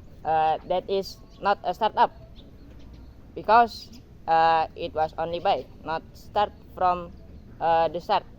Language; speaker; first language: English; non-native, learner; Indonesian